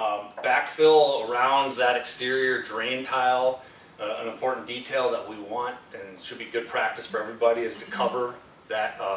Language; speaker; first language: English; native; English